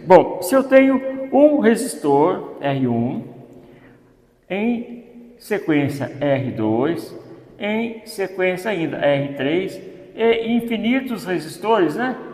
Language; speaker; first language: Portuguese; native; Portuguese